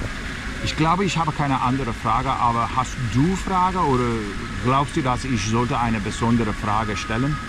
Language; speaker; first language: German; non-native, learner; English